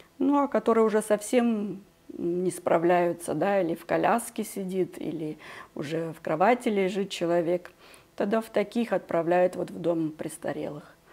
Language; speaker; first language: Russian; native; Russian